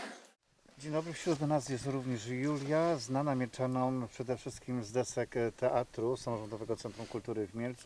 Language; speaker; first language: Polish; native; Polish